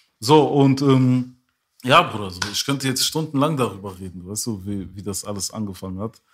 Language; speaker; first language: German; early bilingual, other home language; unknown